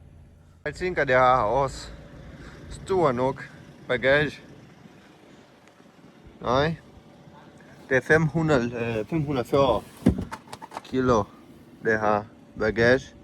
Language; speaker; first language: Danish; non-native, learner; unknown